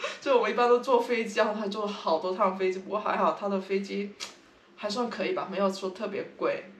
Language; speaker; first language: Chinese; non-native, local second language; Cantonese